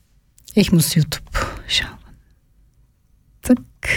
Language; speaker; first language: German; non-native, fluent; Georgian